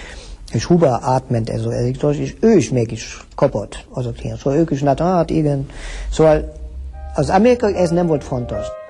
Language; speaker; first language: Hungarian; early bilingual, heritage; Hungarian